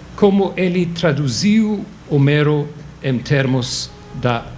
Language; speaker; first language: Portuguese; non-native, fluent; English